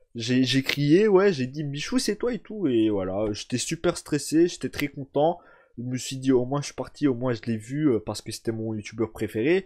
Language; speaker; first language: French; early bilingual, other home language; Turkish